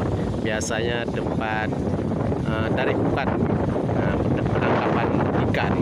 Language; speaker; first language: Indonesian; non-native, local second language; Achinese